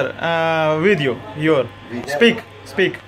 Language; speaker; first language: English; non-native, learner; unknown